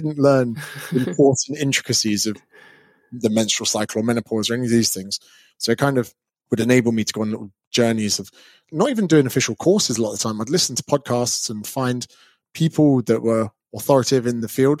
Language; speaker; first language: English; native; English